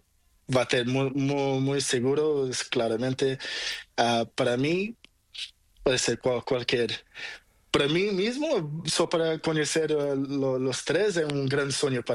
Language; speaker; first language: Spanish; non-native, learner; Portuguese